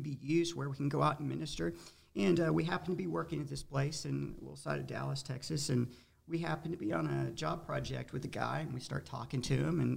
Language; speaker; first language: English; native; English